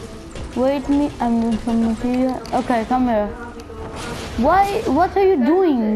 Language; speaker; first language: English; non-native, learner; Italian